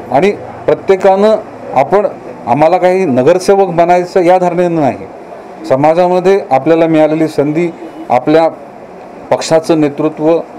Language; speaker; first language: Marathi; native; Marathi